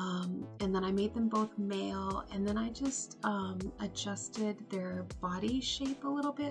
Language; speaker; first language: English; native; English